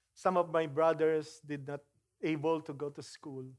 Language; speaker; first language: English; non-native, local second language; Filipino